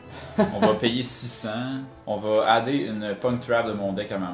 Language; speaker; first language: French; native; French